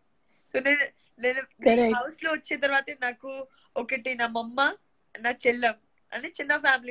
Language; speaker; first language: Telugu; non-native, learner; Gujarati